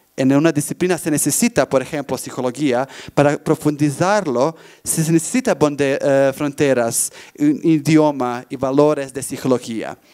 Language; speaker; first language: Spanish; non-native, fluent; Bosnian